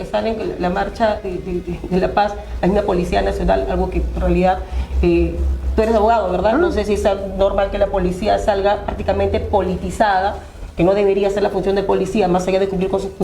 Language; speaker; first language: Spanish; native; Spanish